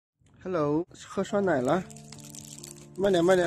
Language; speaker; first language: Chinese; native; Chinese